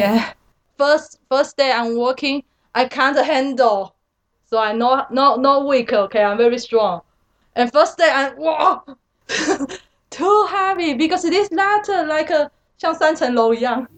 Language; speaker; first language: English; non-native, learner; Chinese